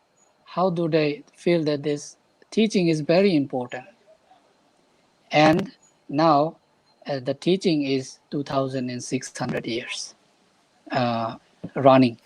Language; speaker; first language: English; non-native, fluent; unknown